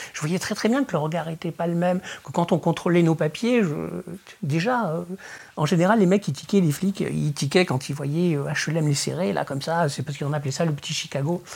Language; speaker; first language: French; early bilingual, other home language; Spanish